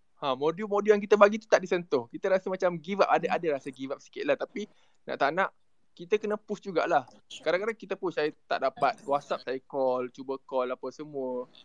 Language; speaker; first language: Malay; native; Malay